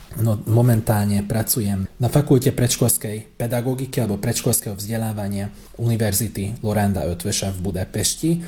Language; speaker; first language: Slovak; early bilingual, heritage; Slovak